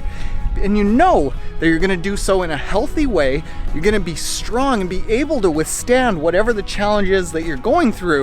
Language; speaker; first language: English; native; English